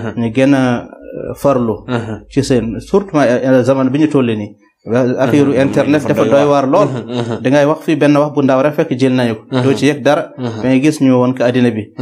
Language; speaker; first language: Wolof; non-native, local second language; Fula